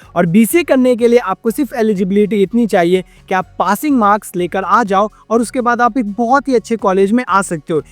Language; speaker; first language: Hindi; native; Hindi